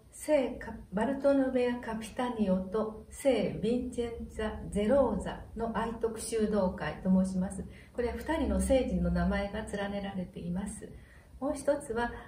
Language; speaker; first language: Japanese; native; Japanese